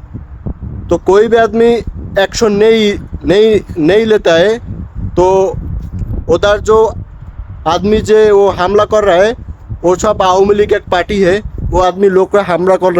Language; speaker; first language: Hindi; non-native, learner; Bangla